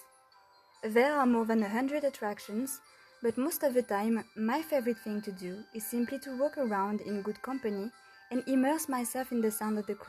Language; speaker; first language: English; non-native, fluent; French